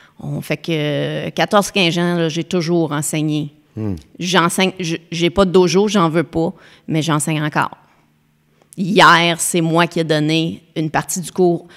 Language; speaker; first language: French; native; French